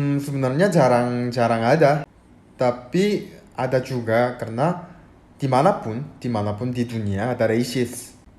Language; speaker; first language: Indonesian; early bilingual, other home language; Korean